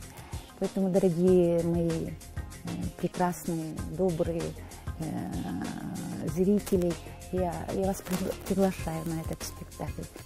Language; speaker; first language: Russian; non-native, local second language; Kazakh